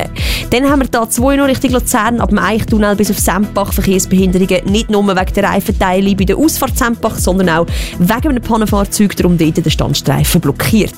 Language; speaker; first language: German; native; German